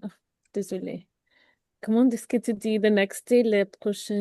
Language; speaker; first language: French; non-native, learner; Spanish